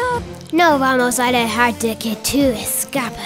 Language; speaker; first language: Spanish; non-native, learner; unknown